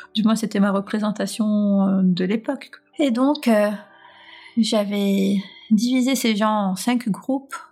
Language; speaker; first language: French; non-native, local second language; Arabic